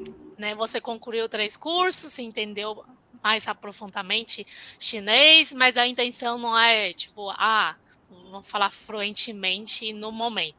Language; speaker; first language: Portuguese; non-native, fluent; Chinese